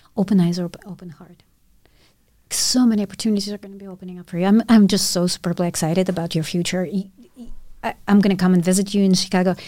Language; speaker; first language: English; non-native, fluent; Russian